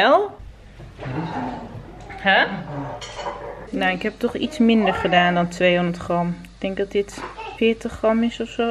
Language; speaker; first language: Dutch; native; Dutch